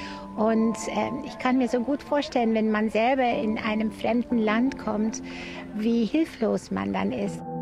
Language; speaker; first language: German; non-native, fluent; Dutch